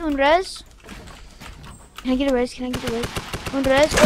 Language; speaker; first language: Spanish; non-native, learner; English